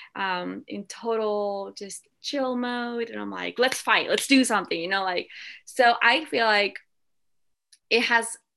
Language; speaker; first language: English; early bilingual, other home language; Spanish